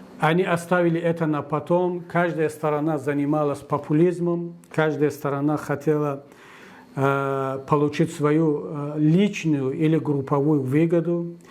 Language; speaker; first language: Russian; non-native, local second language; Tajik